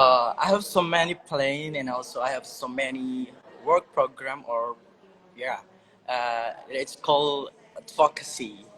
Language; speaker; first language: English; non-native, learner; Indonesian